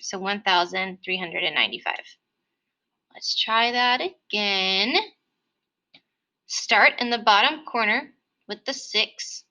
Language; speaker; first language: English; native; English